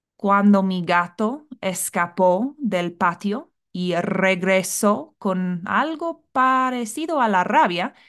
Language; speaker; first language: Spanish; non-native, fluent; English